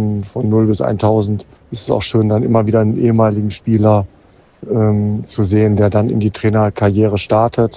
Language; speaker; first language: German; native; German